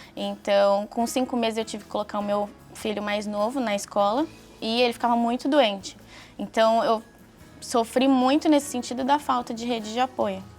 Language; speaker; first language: Portuguese; native; Portuguese